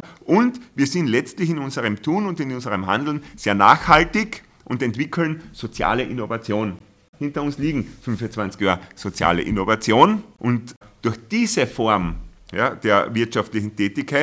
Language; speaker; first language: German; native; German